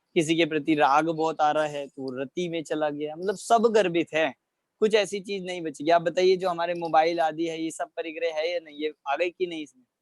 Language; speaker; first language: Hindi; native; Hindi